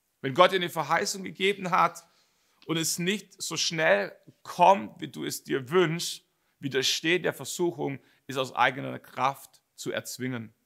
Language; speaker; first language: German; native; German